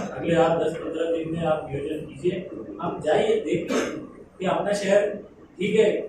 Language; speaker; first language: Hindi; non-native, local second language; Marathi